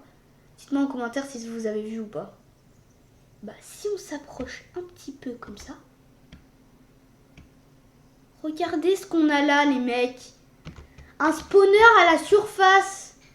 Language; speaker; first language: French; native; French